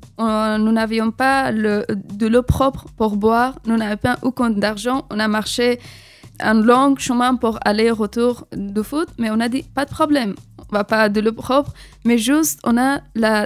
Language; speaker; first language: French; non-native, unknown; Persian